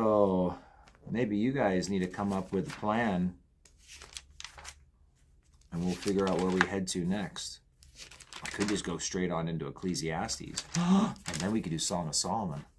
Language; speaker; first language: English; native; English